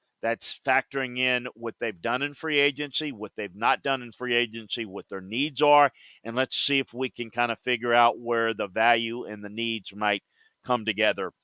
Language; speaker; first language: English; native; English